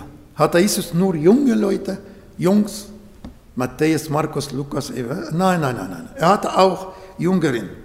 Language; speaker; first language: German; non-native, learner; Arabic